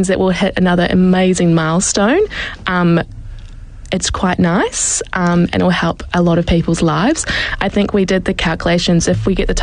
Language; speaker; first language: English; native; English